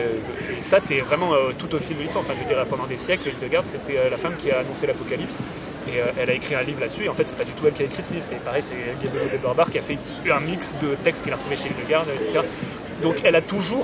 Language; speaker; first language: French; native; French